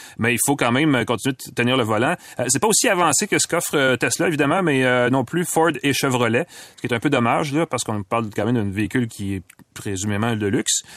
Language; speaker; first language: French; native; French